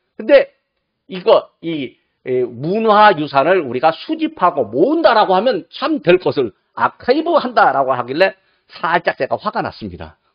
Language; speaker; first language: Korean; native; Korean